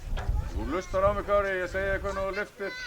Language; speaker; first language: Icelandic; native; Icelandic